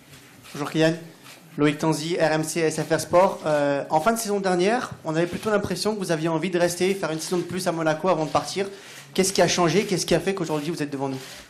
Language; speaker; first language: French; native; French